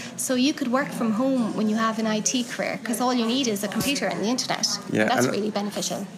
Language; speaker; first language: English; native; English